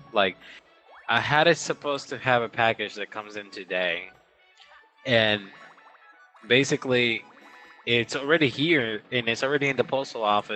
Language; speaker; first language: English; early bilingual, other home language; Spanish